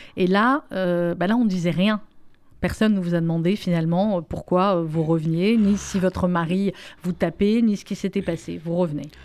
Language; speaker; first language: French; native; French